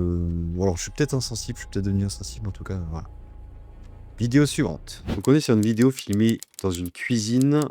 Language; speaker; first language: French; native; French